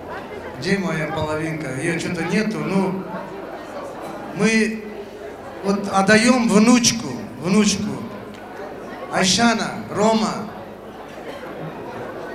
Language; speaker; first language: Russian; non-native, local second language; Kurdish